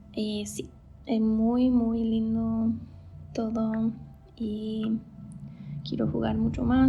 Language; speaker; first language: Spanish; non-native, fluent; English